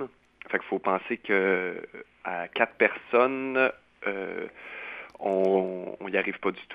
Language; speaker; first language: French; native; French